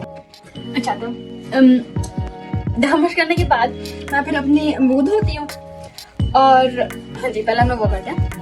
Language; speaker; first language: Hindi; early bilingual, heritage; Hindi